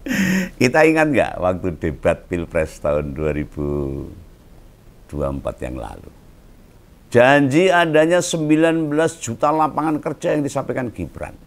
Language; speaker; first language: Indonesian; native; Indonesian